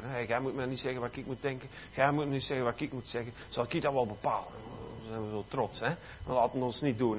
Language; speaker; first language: Dutch; native; Dutch